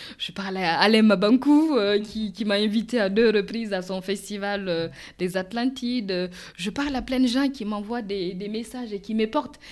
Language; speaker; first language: French; non-native, local second language; Mossi